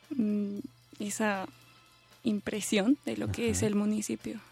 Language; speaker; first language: Spanish; native; Spanish